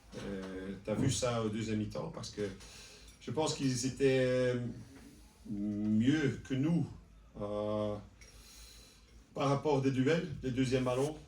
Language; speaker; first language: French; non-native, local second language; Dutch